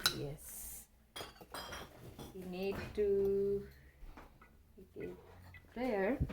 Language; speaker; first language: English; non-native, learner; Hindi